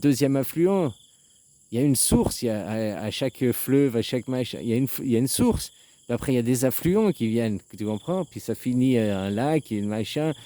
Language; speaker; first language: French; native; French